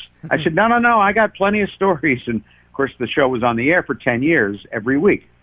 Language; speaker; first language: English; native; English